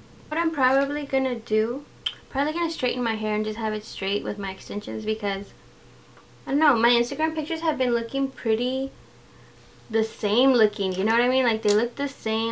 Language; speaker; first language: English; early bilingual, other home language; Spanish